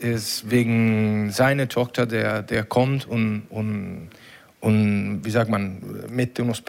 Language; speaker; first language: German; non-native, learner; Italian